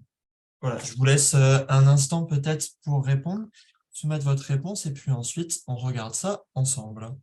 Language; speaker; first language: French; native; French